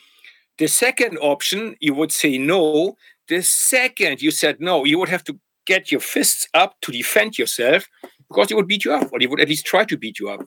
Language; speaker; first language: English; non-native, fluent; German